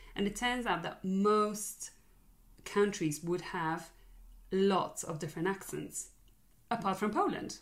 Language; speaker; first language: English; non-native, fluent; Polish